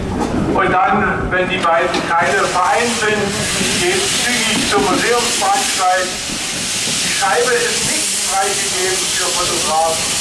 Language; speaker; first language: German; native; German